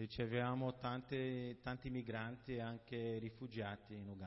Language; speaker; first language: Italian; non-native, fluent; Portuguese